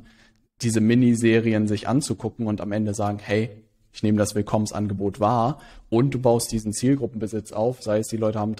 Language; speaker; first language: German; native; German